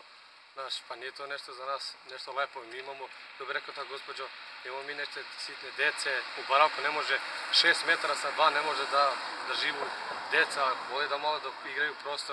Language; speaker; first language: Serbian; non-native, local second language; Romany